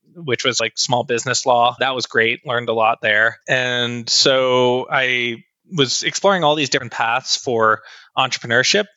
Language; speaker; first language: English; native; English